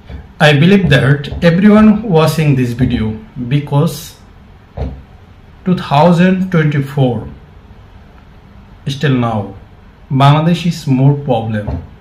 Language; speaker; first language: English; non-native, learner; Bangla